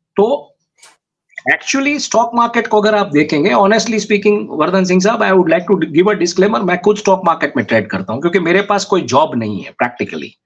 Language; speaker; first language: Hindi; non-native, local second language; Gujarati